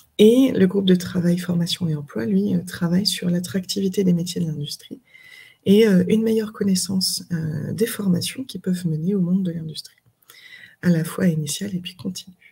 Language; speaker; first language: French; native; French